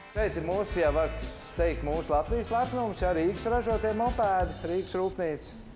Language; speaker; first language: Latvian; native; Latvian